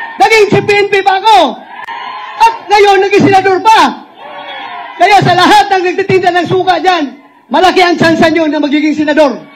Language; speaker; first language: Filipino; non-native, local second language; Cebuano